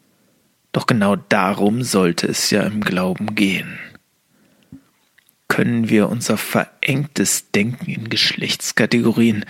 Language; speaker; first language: German; native; German